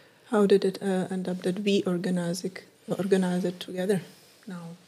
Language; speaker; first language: English; non-native, learner; Czech